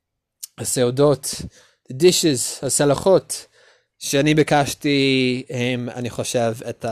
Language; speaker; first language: Hebrew; non-native, learner; English